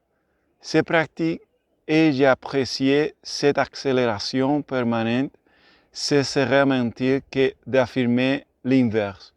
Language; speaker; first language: French; non-native, learner; Spanish